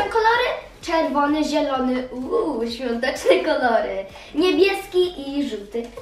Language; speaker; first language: Polish; early bilingual, heritage; Polish